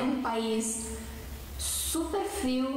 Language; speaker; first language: Portuguese; non-native, fluent; Estonian